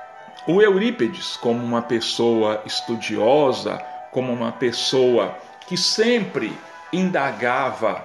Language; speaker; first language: Portuguese; native; Portuguese